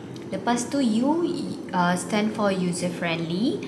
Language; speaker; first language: English; non-native, local second language; Malay